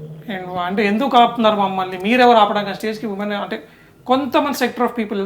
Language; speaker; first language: Telugu; native; Telugu